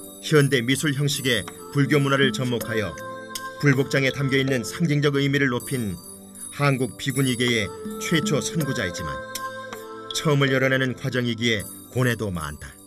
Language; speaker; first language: Korean; native; Korean